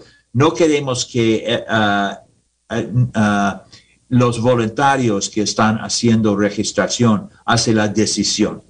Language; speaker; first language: Spanish; non-native, learner; English